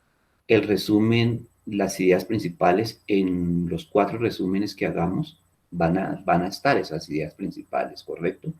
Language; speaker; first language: Spanish; native; Spanish